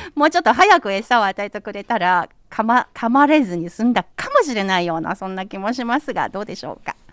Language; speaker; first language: Japanese; non-native, fluent; Chinese